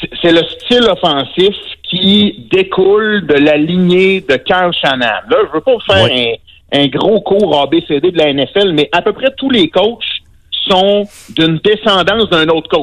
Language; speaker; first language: French; native; French